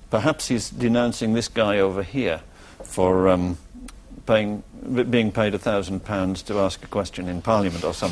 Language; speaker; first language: English; native; English